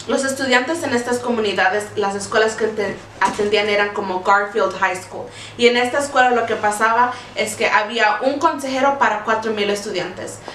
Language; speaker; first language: Spanish; early bilingual, heritage; Spanish